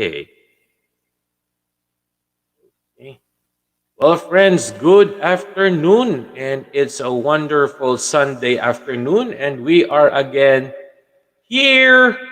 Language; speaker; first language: English; non-native, local second language; Filipino